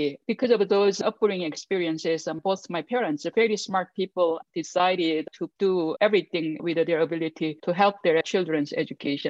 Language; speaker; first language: English; non-native, fluent; Korean